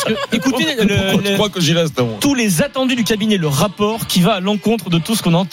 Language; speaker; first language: French; native; French